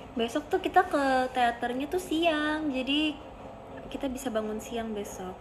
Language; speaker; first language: Indonesian; native; Indonesian